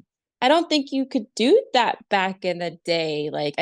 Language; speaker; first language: English; native; English